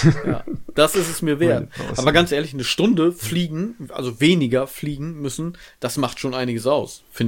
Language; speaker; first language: German; native; German